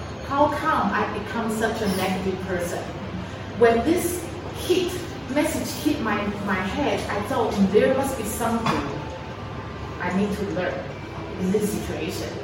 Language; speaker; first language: English; non-native, fluent; Chinese